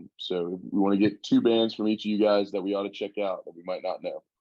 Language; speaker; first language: English; native; English